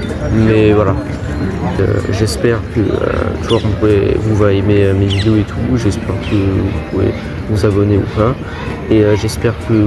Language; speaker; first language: French; early bilingual, other home language; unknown